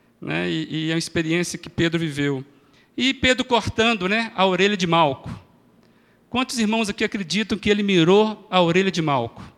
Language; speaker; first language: Portuguese; native; Portuguese